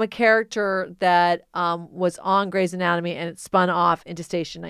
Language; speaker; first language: English; native; English